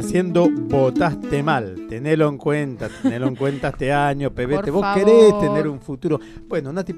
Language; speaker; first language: Spanish; native; Spanish